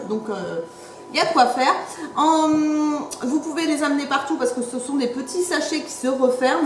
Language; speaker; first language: French; native; French